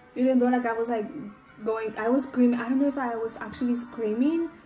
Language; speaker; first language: English; early bilingual, other home language; Spanish